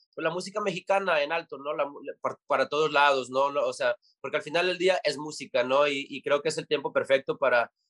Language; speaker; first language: Spanish; early bilingual, heritage; Spanish